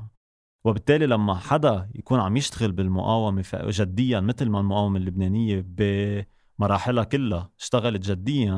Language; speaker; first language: Arabic; native; Arabic